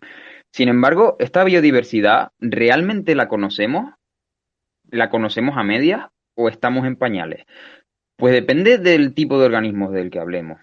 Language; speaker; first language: Spanish; native; Spanish